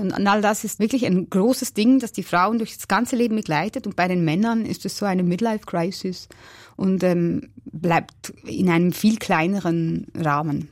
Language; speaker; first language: German; native; German